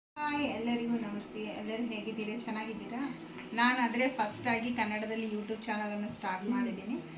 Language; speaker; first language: Kannada; native; Kannada